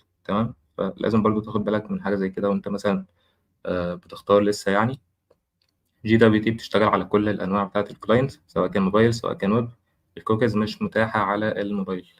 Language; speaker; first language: Arabic; native; Arabic